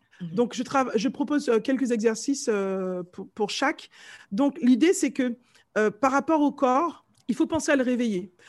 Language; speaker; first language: French; native; French